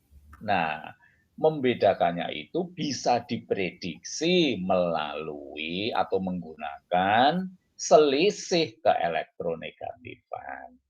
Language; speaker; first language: Indonesian; native; Indonesian